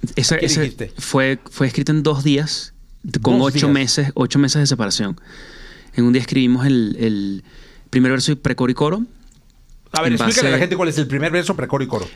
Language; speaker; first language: Spanish; native; Spanish